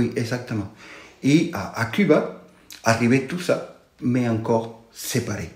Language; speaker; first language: French; non-native, fluent; Spanish